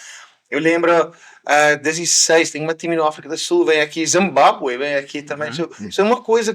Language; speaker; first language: Portuguese; non-native, learner; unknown